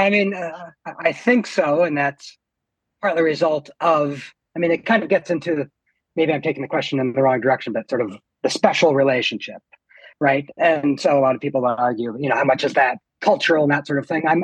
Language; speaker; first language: English; native; English